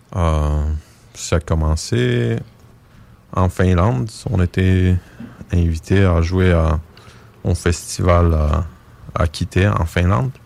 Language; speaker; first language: French; non-native, fluent; Bulgarian